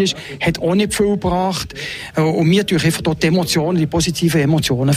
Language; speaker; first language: German; native; German